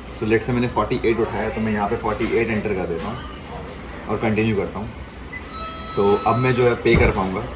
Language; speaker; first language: Hindi; native; Hindi